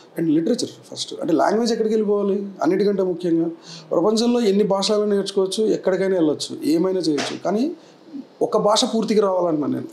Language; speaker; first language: Telugu; native; Telugu